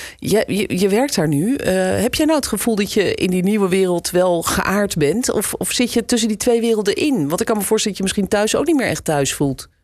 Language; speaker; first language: Dutch; native; Dutch